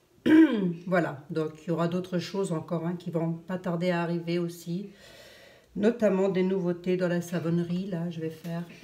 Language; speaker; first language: French; native; French